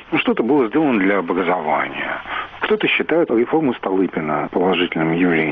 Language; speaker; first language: Russian; native; Russian